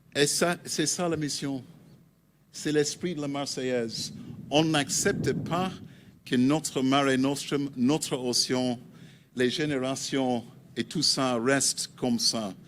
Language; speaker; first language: French; non-native, learner; English